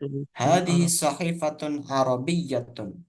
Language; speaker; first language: Arabic; non-native, fluent; Indonesian